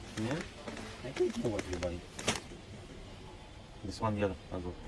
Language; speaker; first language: English; non-native, learner; Polish